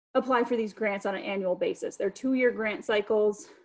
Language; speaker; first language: English; native; English